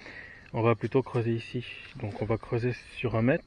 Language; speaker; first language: French; native; French